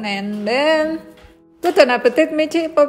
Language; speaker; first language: English; non-native, learner; Indonesian